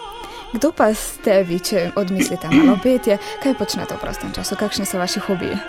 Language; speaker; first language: Slovenian; native; Slovenian